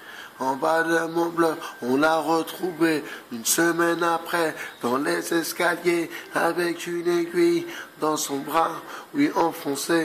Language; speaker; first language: French; native; French